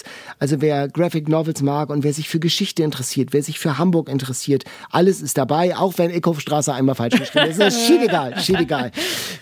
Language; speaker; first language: German; native; German